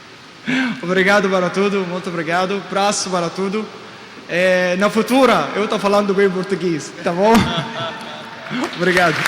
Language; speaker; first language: Portuguese; non-native, learner; Arabic